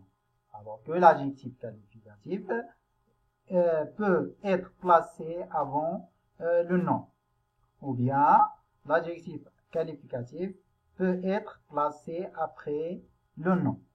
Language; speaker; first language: French; non-native, local second language; Arabic